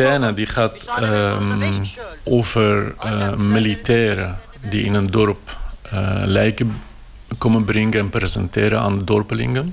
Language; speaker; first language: Dutch; non-native, fluent; Kurdish